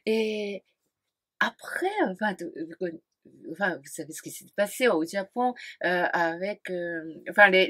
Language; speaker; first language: French; non-native, fluent; Japanese